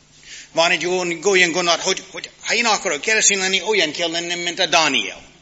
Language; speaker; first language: Hungarian; non-native, learner; English